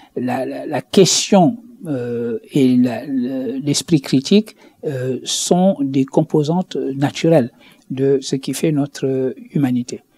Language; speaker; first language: French; non-native, local second language; Wolof